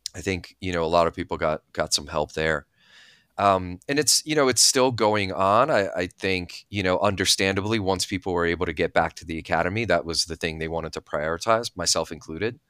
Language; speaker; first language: English; early bilingual, other home language; Bulgarian